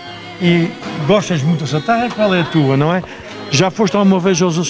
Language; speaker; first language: Portuguese; native; Portuguese